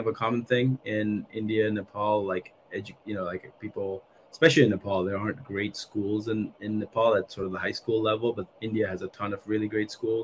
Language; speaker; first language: English; non-native, local second language; Nepali